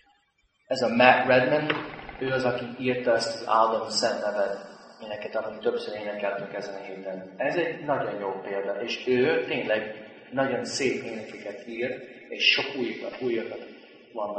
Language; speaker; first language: Hungarian; non-native, fluent; English